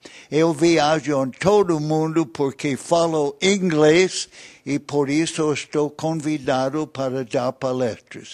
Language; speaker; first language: Portuguese; non-native, learner; English